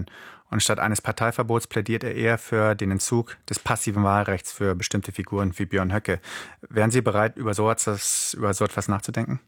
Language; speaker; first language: German; native; German